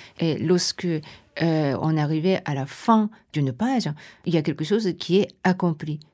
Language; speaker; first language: French; non-native, fluent; Japanese